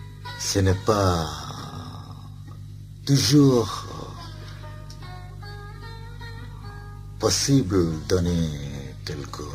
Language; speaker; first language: French; non-native, fluent; Bangla